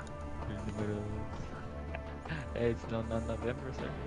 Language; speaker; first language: Spanish; early bilingual, other home language; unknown